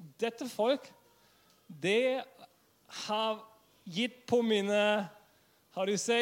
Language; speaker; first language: Norwegian; non-native, fluent; English